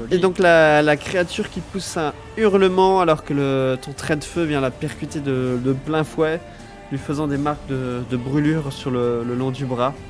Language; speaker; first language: French; native; French